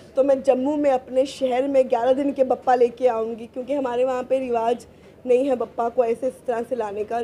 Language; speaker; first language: Hindi; native; Hindi